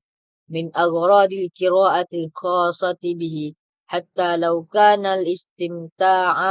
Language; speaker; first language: Arabic; non-native, learner; Indonesian